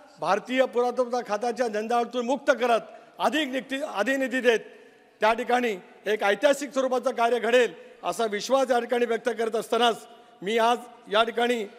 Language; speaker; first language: Marathi; native; Marathi